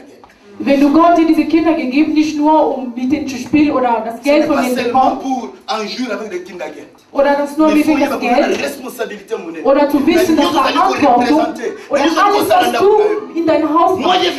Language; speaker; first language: German; non-native, learner; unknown